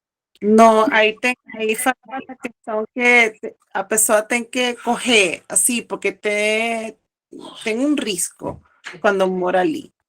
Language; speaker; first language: Portuguese; non-native, fluent; Spanish